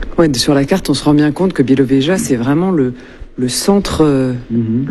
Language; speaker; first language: French; native; French